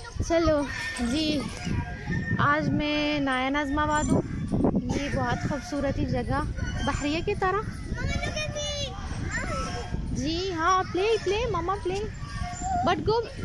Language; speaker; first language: Hindi; non-native, learner; Arabic